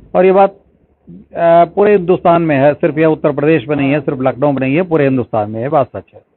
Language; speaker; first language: Hindi; native; Hindi